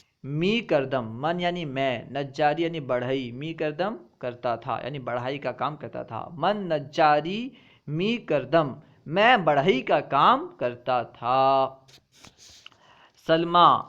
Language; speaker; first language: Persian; non-native, fluent; Urdu